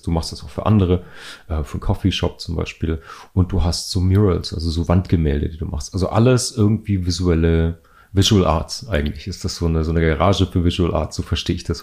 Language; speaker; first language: German; native; German